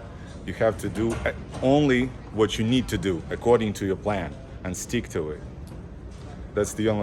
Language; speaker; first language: English; non-native, fluent; Ukrainian